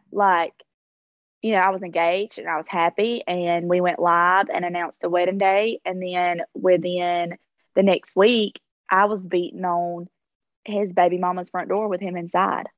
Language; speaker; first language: English; native; English